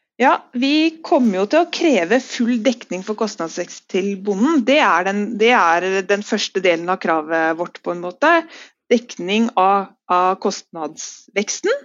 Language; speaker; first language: Norwegian; native; Norwegian